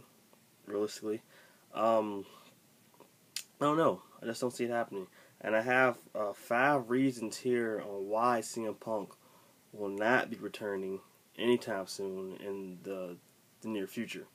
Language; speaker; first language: English; native; English